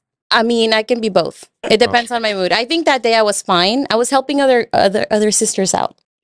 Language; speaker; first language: English; early bilingual, other home language; Spanish